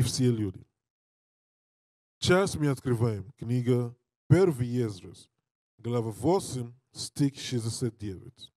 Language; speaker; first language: Russian; non-native, learner; English